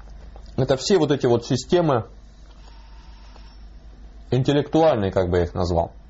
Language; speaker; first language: Russian; native; Russian